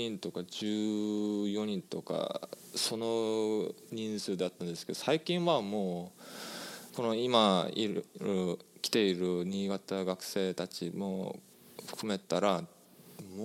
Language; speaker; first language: Japanese; non-native, fluent; English